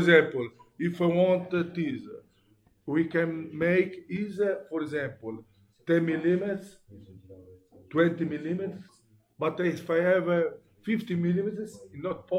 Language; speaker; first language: English; non-native, learner; Italian